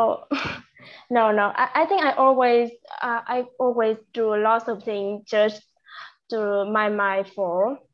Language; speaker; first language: English; non-native, learner; Vietnamese